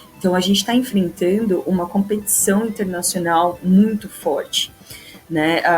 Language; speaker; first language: Portuguese; native; Portuguese